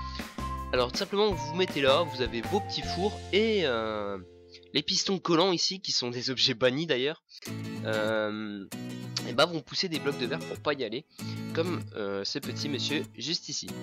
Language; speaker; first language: French; native; French